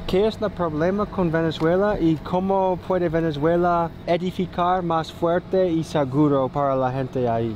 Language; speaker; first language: Spanish; non-native, learner; English